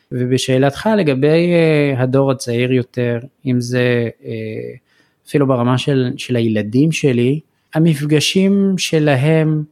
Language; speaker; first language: Hebrew; early bilingual, other home language; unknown